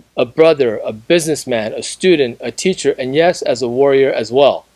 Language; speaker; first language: English; native; English